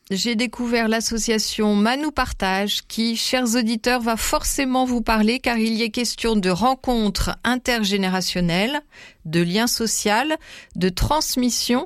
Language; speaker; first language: French; native; French